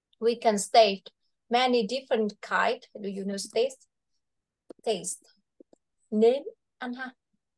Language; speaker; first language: English; non-native, fluent; Vietnamese